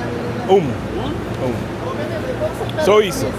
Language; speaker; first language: Portuguese; non-native, learner; English